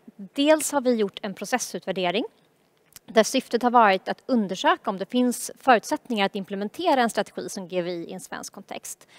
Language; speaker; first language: Swedish; native; Swedish